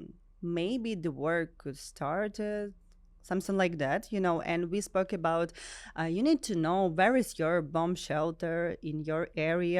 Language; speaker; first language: English; non-native, learner; Ukrainian